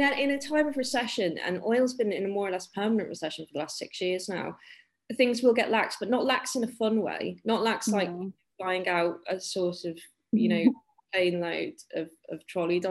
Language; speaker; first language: English; native; English